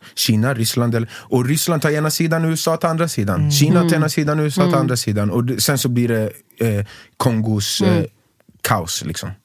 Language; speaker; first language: Swedish; native; Swedish